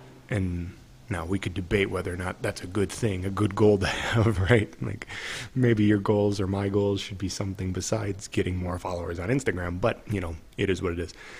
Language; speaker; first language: English; native; English